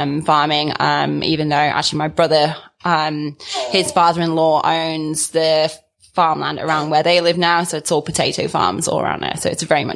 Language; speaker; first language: English; native; English